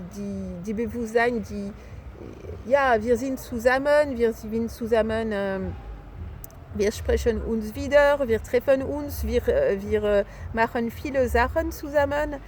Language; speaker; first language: German; non-native, fluent; French